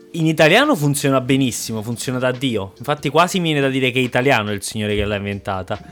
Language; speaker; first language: Italian; native; Italian